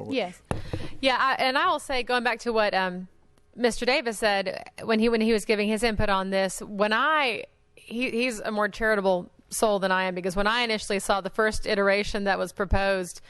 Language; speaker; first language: English; native; English